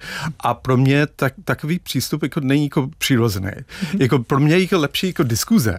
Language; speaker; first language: Czech; non-native, fluent; English